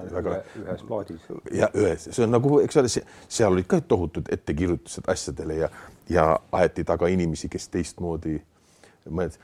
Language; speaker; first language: Estonian; native; Estonian